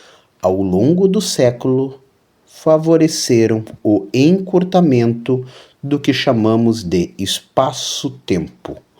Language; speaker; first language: Portuguese; native; Portuguese